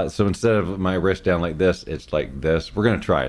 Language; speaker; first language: English; native; English